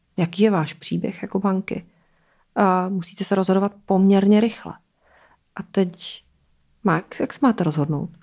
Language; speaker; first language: Czech; native; Czech